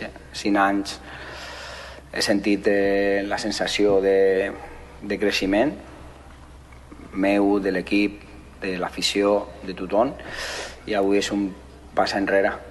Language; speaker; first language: Catalan; non-native, local second language; Spanish